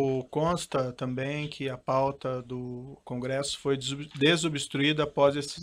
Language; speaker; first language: Portuguese; native; Portuguese